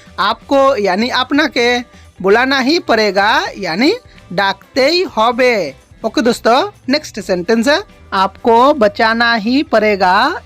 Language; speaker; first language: Hindi; native; Hindi